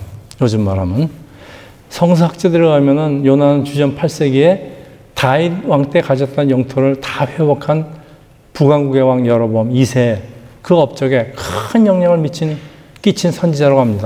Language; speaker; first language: Korean; native; Korean